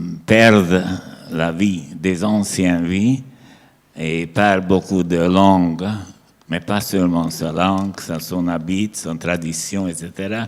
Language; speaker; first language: French; non-native, learner; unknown